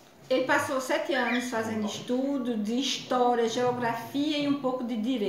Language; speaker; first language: French; non-native, fluent; Portuguese